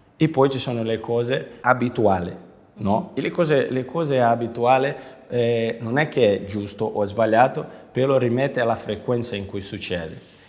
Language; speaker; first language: Italian; non-native, fluent; Portuguese